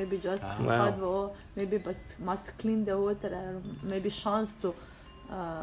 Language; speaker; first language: English; non-native, learner; Slovenian